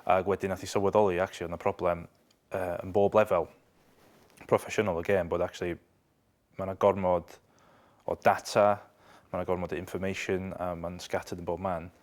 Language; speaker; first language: Welsh; native; Welsh